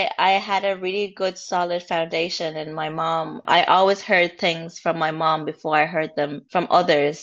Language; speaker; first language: English; native; English